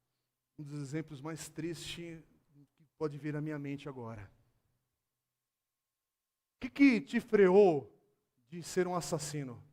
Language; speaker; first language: Portuguese; native; Portuguese